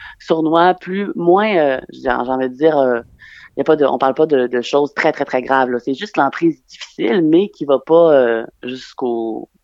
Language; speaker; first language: French; native; French